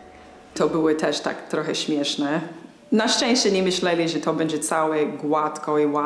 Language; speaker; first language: Polish; early bilingual, heritage; English